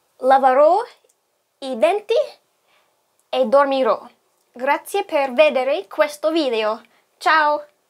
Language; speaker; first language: Italian; non-native, learner; English